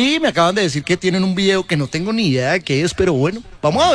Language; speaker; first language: Spanish; native; Spanish